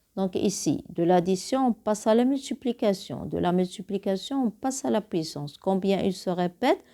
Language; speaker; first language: French; non-native, local second language; Arabic